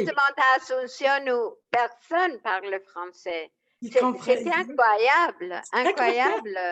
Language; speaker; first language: French; non-native, fluent; Spanish